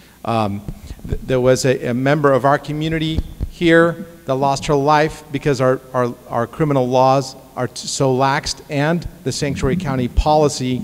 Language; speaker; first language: English; early bilingual, other home language; Arabic